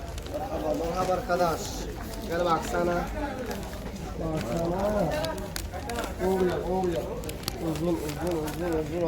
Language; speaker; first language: Turkish; non-native, learner; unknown